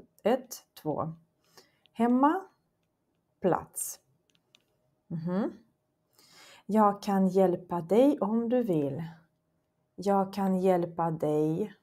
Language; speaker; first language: Swedish; non-native, fluent; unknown